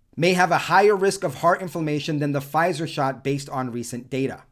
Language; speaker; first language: English; early bilingual, other home language; Spanish